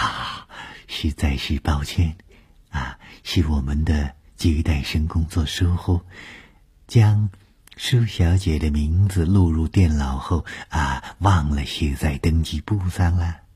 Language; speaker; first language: Chinese; native; Chinese